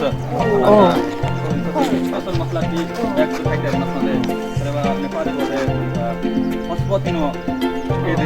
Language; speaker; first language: Japanese; non-native, learner; Nepali